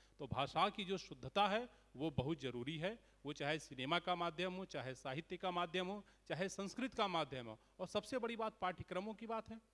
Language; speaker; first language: Hindi; native; Hindi